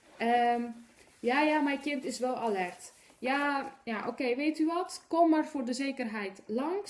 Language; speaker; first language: Dutch; non-native, fluent; Polish